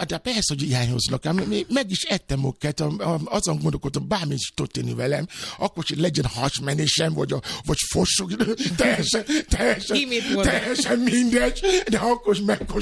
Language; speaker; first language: Hungarian; non-native, fluent; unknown